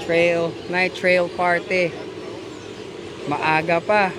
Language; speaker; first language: Filipino; native; Filipino